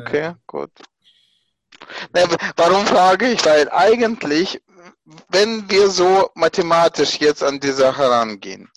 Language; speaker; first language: German; non-native, fluent; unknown